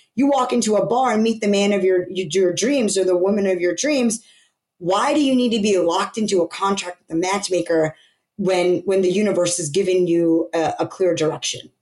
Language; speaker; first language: English; native; English